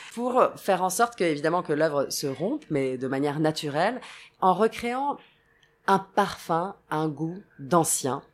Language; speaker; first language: French; non-native, fluent; Italian